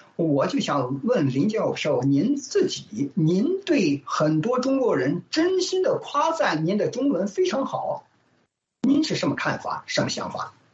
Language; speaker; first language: Chinese; native; Chinese